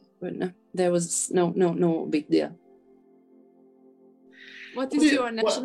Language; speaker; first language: English; non-native, fluent; Hungarian